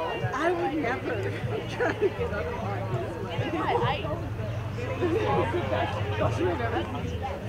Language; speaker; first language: English; native; English